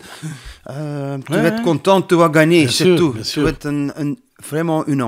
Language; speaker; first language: French; non-native, learner; Dutch